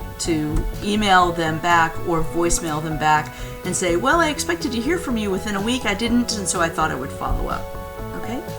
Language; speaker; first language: English; native; English